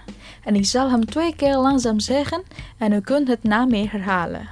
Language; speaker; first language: Dutch; non-native, fluent; Indonesian